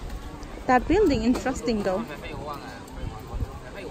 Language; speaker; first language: English; non-native, fluent; Khmer